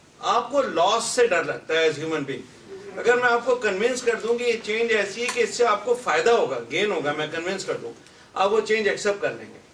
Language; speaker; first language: Urdu; native; Urdu